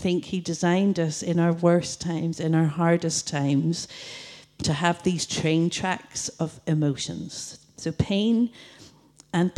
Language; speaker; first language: English; native; English